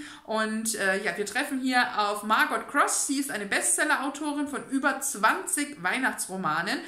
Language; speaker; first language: German; native; German